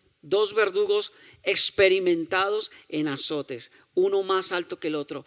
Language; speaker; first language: Spanish; native; Spanish